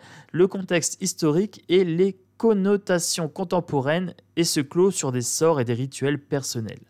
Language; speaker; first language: French; native; French